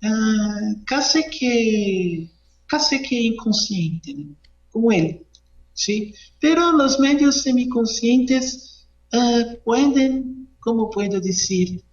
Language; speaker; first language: Spanish; non-native, learner; Portuguese